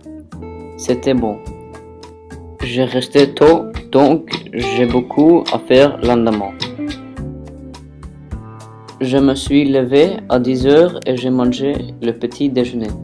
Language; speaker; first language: French; non-native, learner; Norwegian